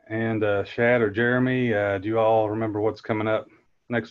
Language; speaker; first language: English; native; English